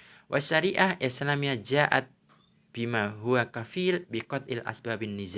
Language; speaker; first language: Arabic; non-native, fluent; Indonesian